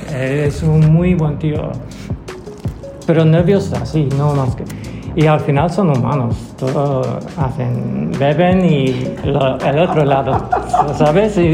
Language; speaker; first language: Spanish; non-native, learner; English